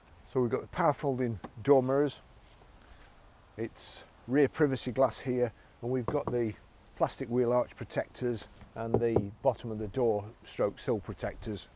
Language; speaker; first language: English; native; English